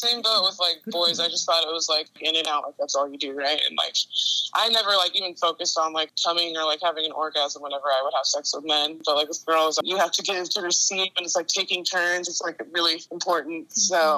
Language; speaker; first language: English; native; English